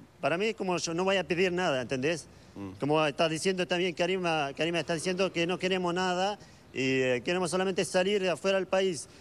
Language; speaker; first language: Spanish; non-native, learner; Arabic